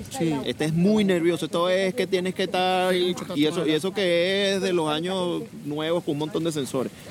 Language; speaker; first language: Spanish; native; Spanish